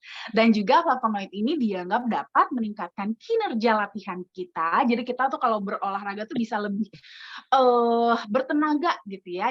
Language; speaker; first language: Indonesian; native; Indonesian